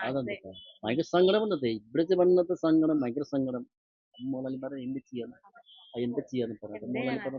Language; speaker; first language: Malayalam; non-native, local second language; Nepali